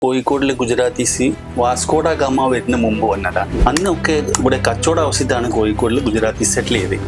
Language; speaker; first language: Malayalam; non-native, local second language; Gujarati